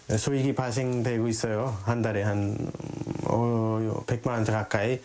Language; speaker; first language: Korean; non-native, fluent; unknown